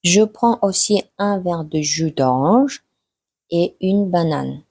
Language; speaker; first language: French; non-native, fluent; Mongolian